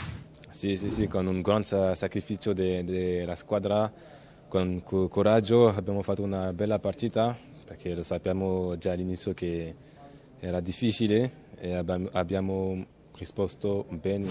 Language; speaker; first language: Italian; non-native, fluent; French